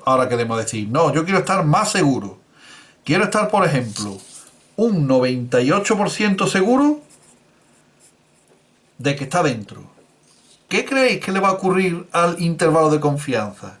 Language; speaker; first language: Spanish; native; Spanish